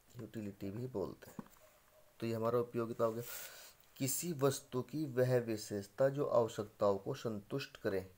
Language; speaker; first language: Hindi; native; Hindi